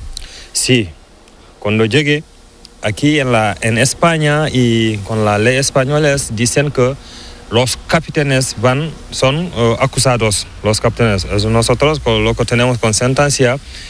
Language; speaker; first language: Spanish; non-native, local second language; Fula